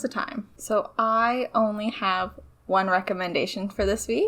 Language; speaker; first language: English; native; English